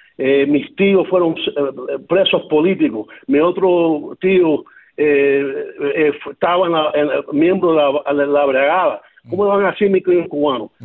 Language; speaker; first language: Spanish; early bilingual, other home language; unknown